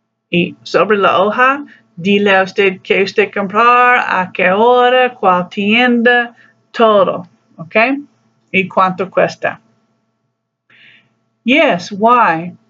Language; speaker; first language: Spanish; non-native, learner; English